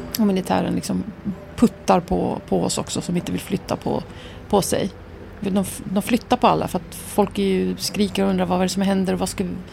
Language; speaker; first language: Swedish; early bilingual, other home language; Arabic